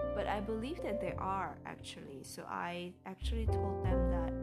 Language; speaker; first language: English; non-native, fluent; Indonesian